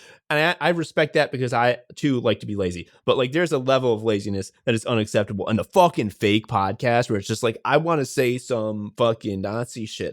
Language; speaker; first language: English; native; English